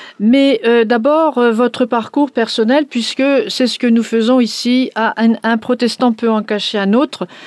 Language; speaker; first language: French; native; French